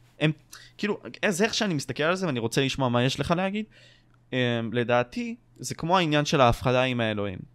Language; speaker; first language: Hebrew; native; Hebrew